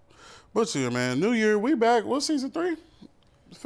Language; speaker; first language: English; native; English